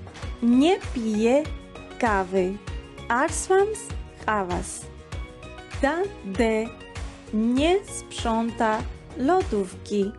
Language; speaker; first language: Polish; non-native, fluent; Georgian